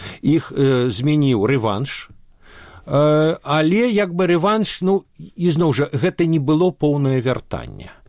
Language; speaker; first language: Belarusian; non-native, local second language; Russian